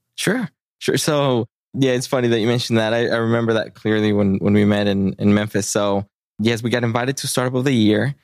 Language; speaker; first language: English; early bilingual, other home language; Spanish